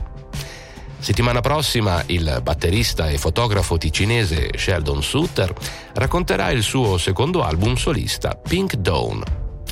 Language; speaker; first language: Italian; native; Italian